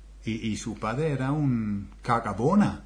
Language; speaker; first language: Spanish; non-native, fluent; English